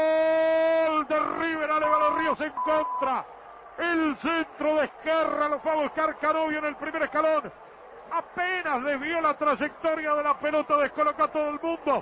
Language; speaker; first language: Spanish; native; Spanish